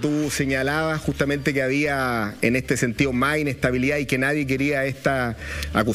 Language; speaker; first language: Spanish; native; Spanish